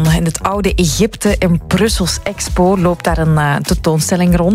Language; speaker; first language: Dutch; native; Dutch